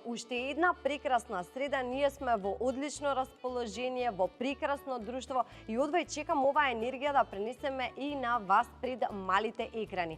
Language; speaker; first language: Macedonian; native; Macedonian